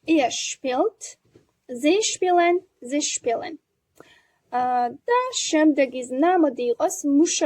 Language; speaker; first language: German; non-native, learner; Georgian